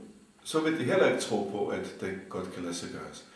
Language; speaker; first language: Danish; non-native, fluent; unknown